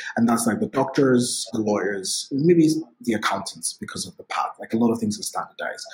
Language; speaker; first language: English; non-native, local second language; Yoruba